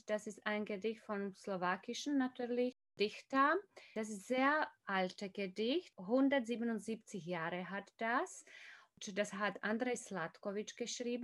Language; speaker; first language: German; non-native, fluent; Slovak